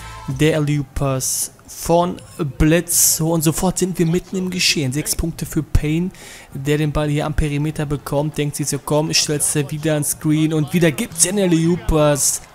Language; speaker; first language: German; native; German